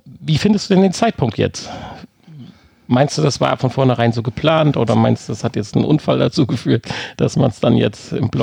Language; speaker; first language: German; native; German